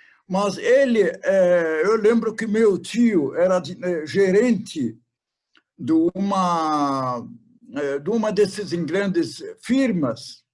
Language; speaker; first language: Portuguese; non-native, fluent; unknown